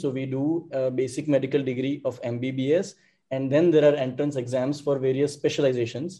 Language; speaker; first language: English; non-native, local second language; Gujarati